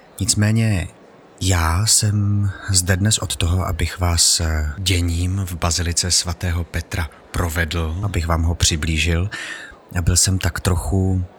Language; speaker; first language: Czech; native; Czech